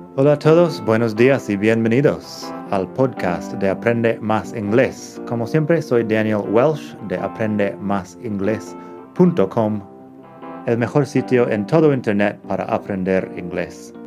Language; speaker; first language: Spanish; non-native, fluent; English